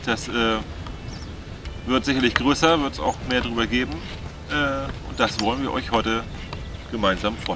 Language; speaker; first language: German; native; German